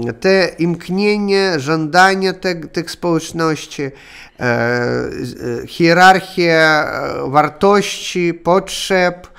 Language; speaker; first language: Polish; non-native, learner; Russian